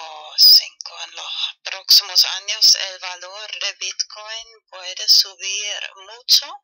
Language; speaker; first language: Spanish; non-native, fluent; German